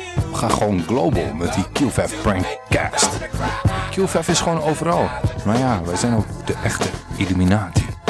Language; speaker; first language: Dutch; native; Dutch